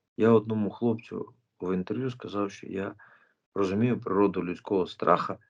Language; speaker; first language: Ukrainian; native; Ukrainian